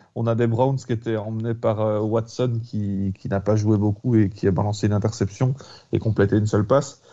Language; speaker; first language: French; native; French